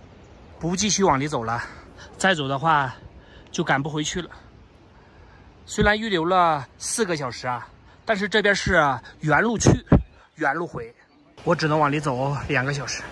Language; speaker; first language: Chinese; native; Chinese